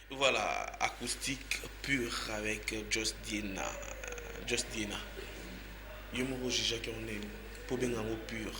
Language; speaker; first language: French; non-native, local second language; Lingala